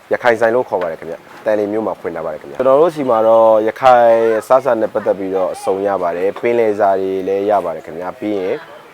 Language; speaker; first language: Burmese; native; Burmese